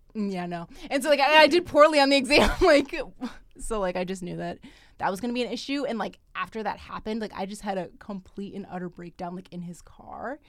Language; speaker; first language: English; native; English